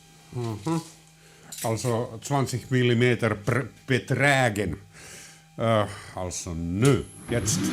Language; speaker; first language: German; non-native, learner; Finnish